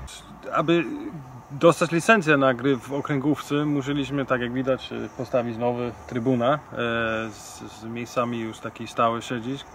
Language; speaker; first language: Polish; non-native, fluent; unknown